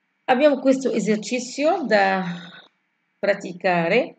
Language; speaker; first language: Italian; non-native, fluent; Arabic